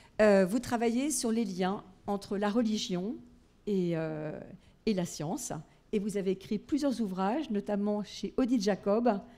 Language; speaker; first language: French; native; French